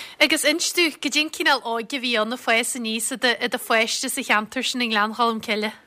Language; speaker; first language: Irish; native; Irish